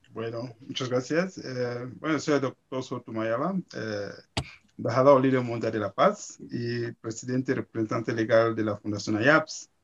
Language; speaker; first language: Spanish; native; Spanish